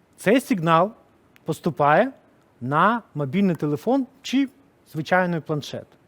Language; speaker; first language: Ukrainian; non-native, local second language; Russian